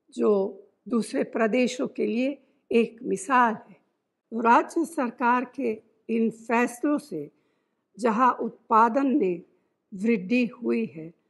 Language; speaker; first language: Hindi; non-native, fluent; Italian